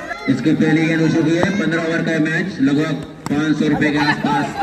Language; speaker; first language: Hindi; native; Hindi